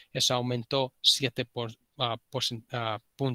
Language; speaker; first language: Spanish; early bilingual, heritage; Spanish